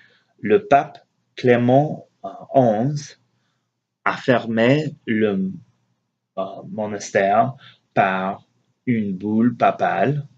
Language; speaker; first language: French; non-native, learner; English